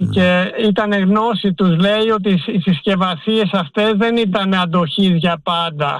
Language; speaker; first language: Greek; native; Greek